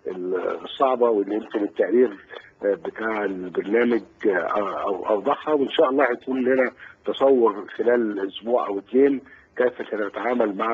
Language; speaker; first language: Arabic; native; Arabic